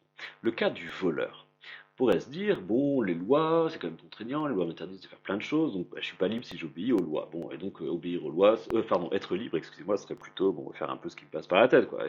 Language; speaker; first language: French; native; French